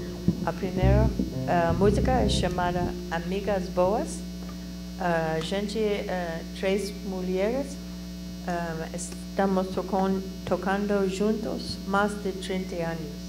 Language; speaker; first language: Spanish; non-native, learner; English